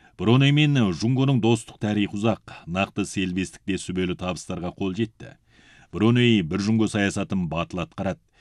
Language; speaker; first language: Kazakh; native; Kazakh